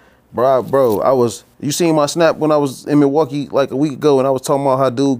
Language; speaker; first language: English; native; English